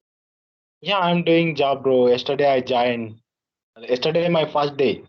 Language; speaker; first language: English; non-native, learner; Telugu